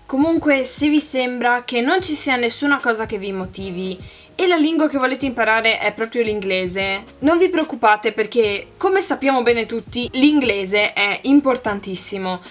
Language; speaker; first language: Italian; native; Italian